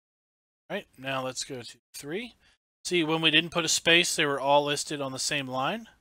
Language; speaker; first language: English; native; English